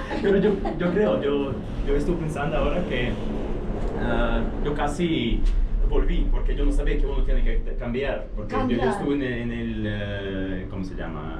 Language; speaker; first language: Spanish; non-native, fluent; Russian